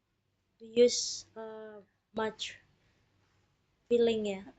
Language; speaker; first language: English; non-native, fluent; Indonesian